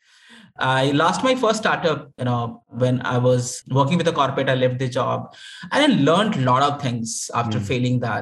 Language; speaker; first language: English; non-native, local second language; Hindi